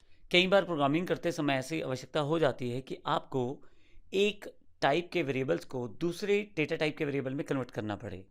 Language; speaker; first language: Hindi; native; Hindi